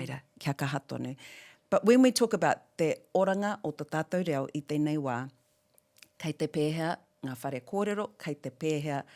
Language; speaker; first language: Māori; non-native, local second language; English